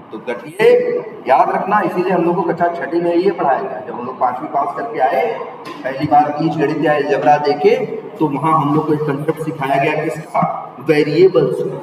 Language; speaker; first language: Hindi; native; Hindi